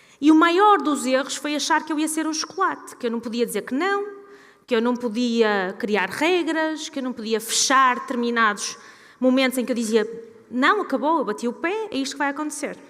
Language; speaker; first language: Portuguese; native; Portuguese